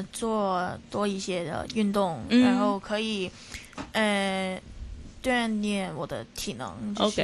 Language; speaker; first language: Chinese; non-native, local second language; Cantonese